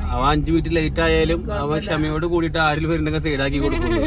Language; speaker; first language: Malayalam; native; Malayalam